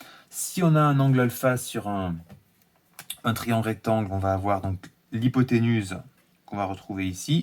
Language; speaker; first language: French; native; French